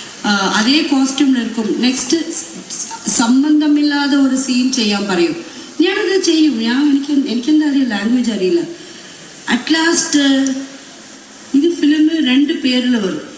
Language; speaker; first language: Malayalam; non-native, local second language; Tamil